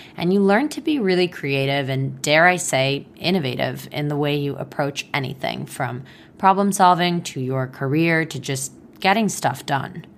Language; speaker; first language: English; non-native, fluent; Hebrew